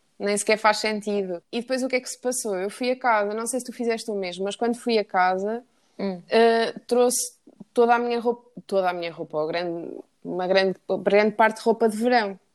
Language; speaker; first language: Portuguese; native; Portuguese